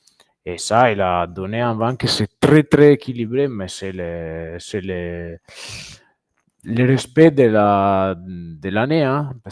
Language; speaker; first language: French; non-native, fluent; Italian